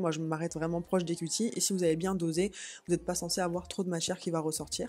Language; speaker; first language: French; native; French